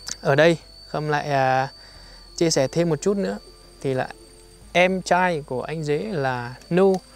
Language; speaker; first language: Vietnamese; native; Vietnamese